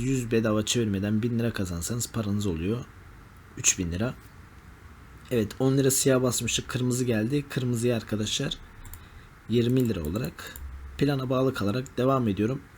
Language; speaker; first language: Turkish; native; Turkish